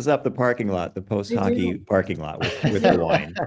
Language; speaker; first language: English; native; English